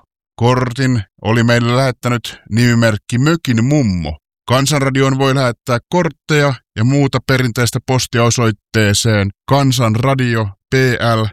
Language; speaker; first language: Finnish; native; Finnish